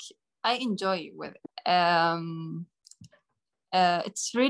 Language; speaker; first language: English; non-native, learner; Arabic